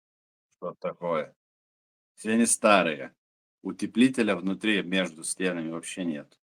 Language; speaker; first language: Russian; native; Russian